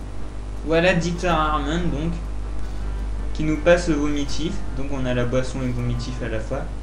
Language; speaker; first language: French; native; French